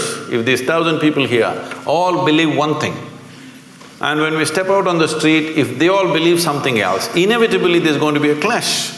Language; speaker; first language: English; non-native, local second language; Kannada